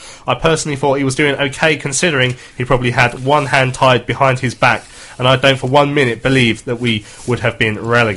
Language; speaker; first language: English; native; English